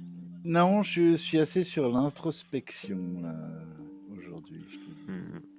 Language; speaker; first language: French; native; French